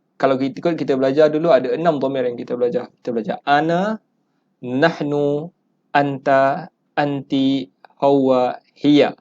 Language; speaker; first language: Malay; native; Malay